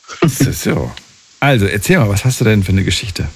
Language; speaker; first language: German; native; German